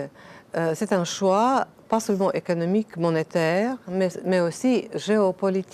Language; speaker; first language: French; non-native, fluent; Latvian